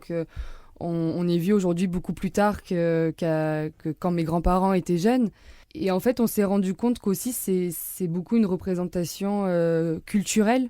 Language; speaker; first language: French; native; French